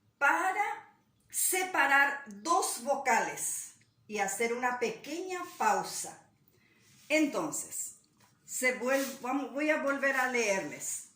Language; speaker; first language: Spanish; native; Spanish